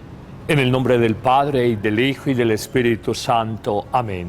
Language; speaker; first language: Spanish; native; Spanish